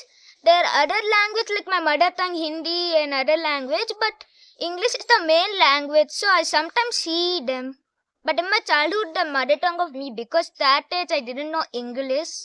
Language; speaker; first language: English; non-native, local second language; Hindi